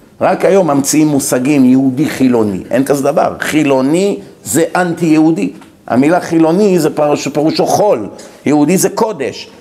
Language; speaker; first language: Hebrew; native; Hebrew